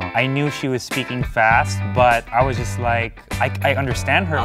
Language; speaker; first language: English; non-native, local second language; Filipino